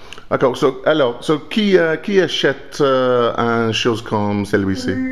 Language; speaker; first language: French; non-native, learner; English